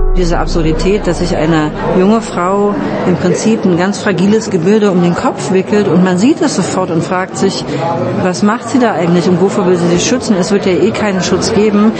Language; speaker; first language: German; native; German